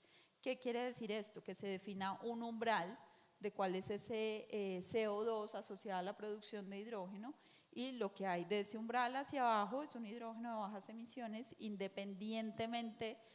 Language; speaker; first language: Spanish; native; Spanish